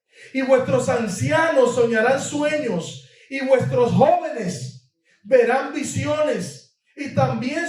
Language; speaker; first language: Spanish; native; Spanish